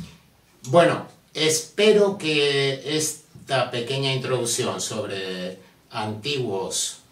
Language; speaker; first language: Spanish; native; Spanish